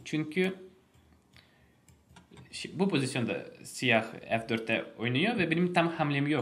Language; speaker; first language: Turkish; non-native, fluent; Russian